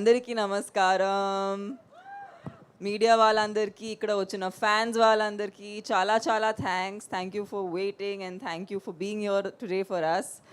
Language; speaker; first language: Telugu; non-native, local second language; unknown